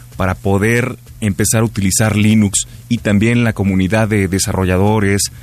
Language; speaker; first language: Spanish; native; Spanish